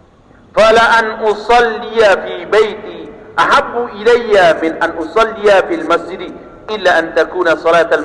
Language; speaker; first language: Arabic; non-native, fluent; Sasak